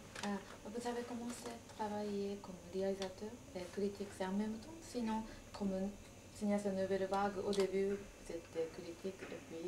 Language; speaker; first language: French; non-native, learner; Japanese